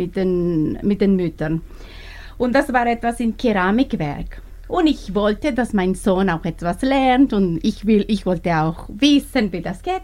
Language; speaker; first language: German; non-native, learner; Spanish